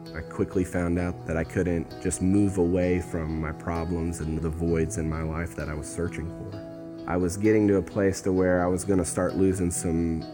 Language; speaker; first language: English; native; English